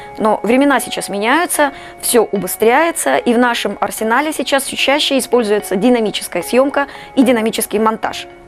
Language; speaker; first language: Russian; native; Russian